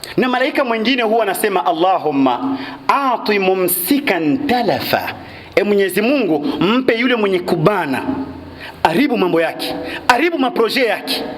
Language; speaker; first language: Swahili; native; Swahili